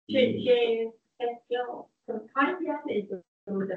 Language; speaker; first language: French; non-native, local second language; English